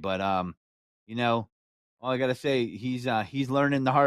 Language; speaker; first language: English; native; English